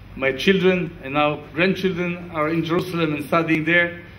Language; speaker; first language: English; non-native, fluent; Hebrew